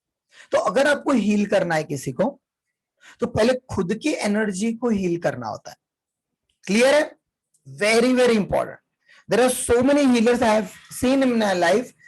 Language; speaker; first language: Hindi; native; Hindi